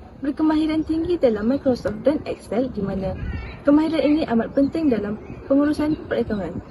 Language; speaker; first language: Malay; native; Malay